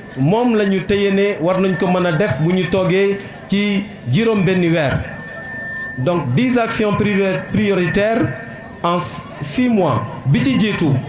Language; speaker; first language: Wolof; non-native, local second language; Serer